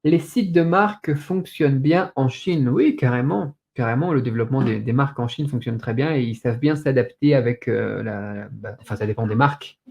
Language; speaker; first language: French; native; French